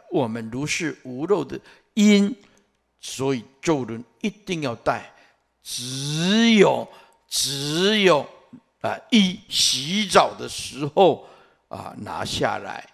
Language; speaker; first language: Chinese; non-native, local second language; Min Nan Chinese